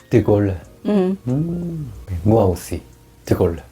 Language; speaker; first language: French; non-native, learner; Korean